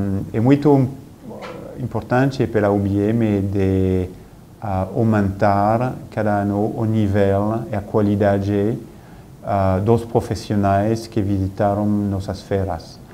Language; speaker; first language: Portuguese; non-native, fluent; French